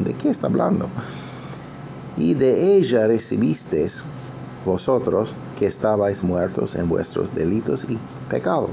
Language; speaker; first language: Spanish; non-native, fluent; English